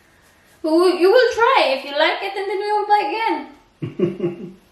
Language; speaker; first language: English; non-native, learner; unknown